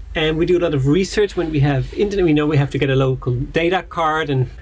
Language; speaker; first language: English; non-native, fluent; Dutch